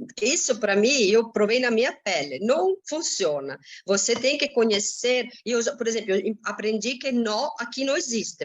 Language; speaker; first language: Portuguese; non-native, fluent; Italian